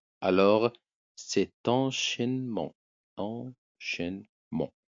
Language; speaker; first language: French; non-native, fluent; Arabic